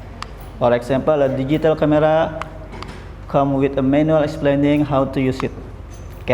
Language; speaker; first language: English; non-native, learner; Indonesian